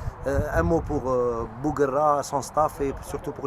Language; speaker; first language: French; non-native, local second language; Arabic